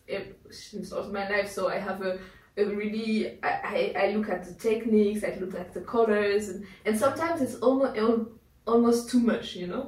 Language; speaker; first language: English; non-native, fluent; German